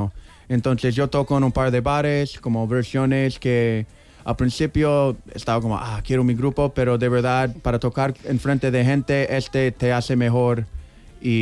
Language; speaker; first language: Spanish; non-native, learner; English